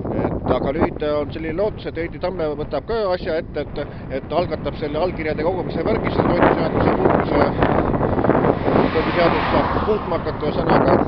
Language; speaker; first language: Estonian; native; Estonian